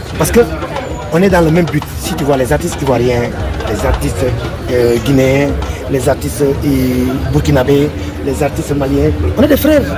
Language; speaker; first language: French; non-native, local second language; Wolof